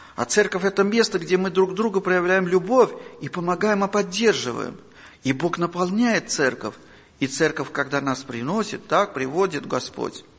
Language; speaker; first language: Russian; non-native, local second language; Armenian